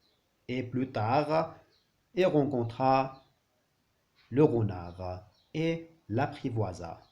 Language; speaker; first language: French; non-native, learner; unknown